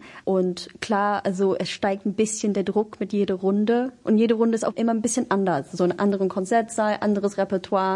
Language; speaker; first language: German; non-native, fluent; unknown